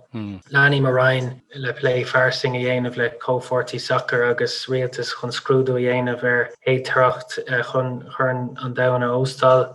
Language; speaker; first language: Irish; non-native, local second language; English